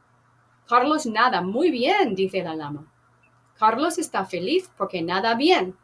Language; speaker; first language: Spanish; non-native, fluent; English